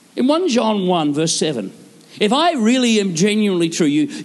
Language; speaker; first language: English; native; English